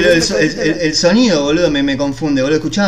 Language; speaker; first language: Spanish; native; Spanish